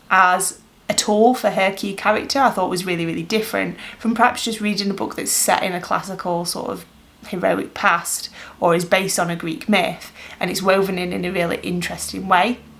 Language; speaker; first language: English; native; English